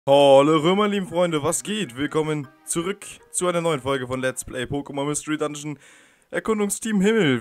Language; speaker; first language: German; native; German